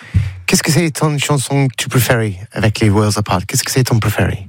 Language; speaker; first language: French; non-native, learner; English